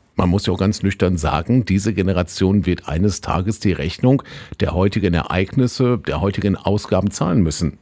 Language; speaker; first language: German; native; German